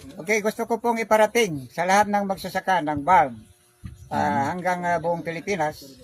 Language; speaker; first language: Filipino; non-native, local second language; Maguindanaon